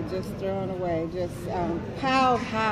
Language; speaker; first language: English; native; English